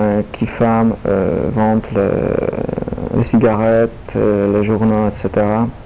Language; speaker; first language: French; non-native, learner; Polish